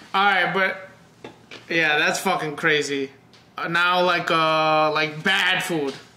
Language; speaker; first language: English; early bilingual, other home language; Spanish